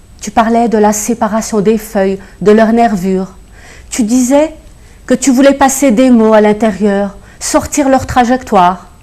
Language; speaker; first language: French; early bilingual, other home language; Kabyle